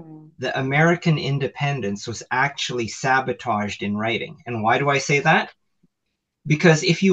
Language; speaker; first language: English; native; English